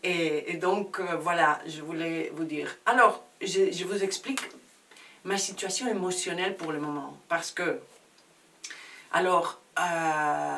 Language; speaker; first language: French; non-native, fluent; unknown